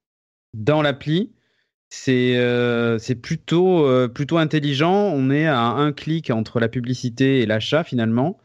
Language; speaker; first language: French; native; French